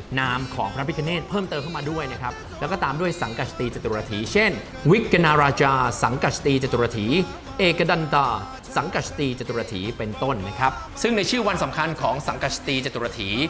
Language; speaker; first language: Thai; native; Thai